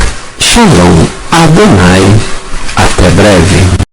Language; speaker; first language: Portuguese; native; Portuguese